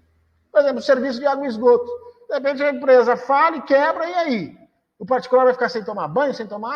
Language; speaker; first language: Portuguese; native; Portuguese